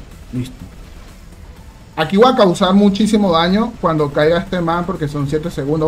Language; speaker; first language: Spanish; native; Spanish